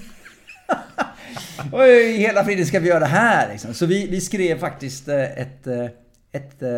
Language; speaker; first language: Swedish; early bilingual, other home language; English